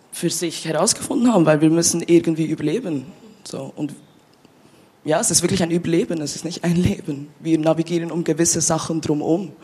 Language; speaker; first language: German; native; German